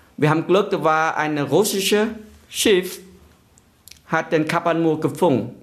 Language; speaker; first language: German; non-native, fluent; Vietnamese